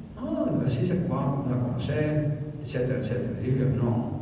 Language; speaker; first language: Spanish; early bilingual, other home language; English